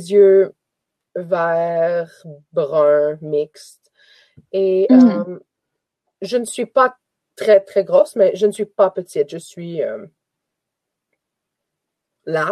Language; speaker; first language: French; native; French